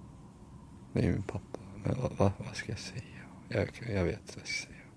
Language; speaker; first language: Swedish; early bilingual, other home language; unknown